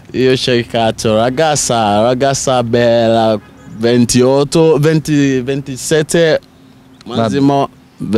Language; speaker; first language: Italian; non-native, learner; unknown